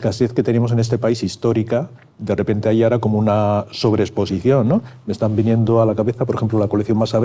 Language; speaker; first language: Spanish; native; Spanish